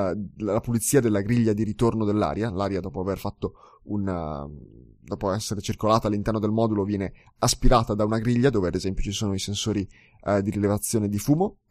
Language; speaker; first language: Italian; native; Italian